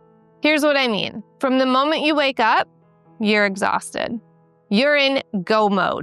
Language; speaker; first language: English; native; English